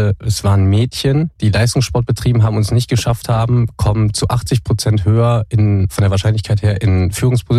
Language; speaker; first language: German; native; German